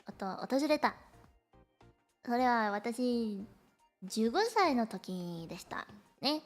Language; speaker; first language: Japanese; non-native, learner; Cantonese